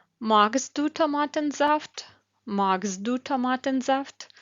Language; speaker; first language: German; non-native, fluent; Ukrainian